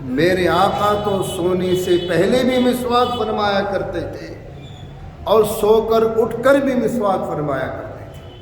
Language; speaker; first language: Urdu; native; Urdu